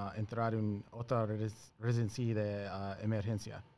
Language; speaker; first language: Spanish; early bilingual, heritage; Spanish